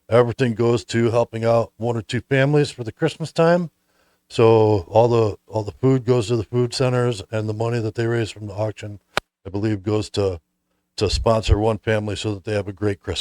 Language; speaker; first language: English; native; English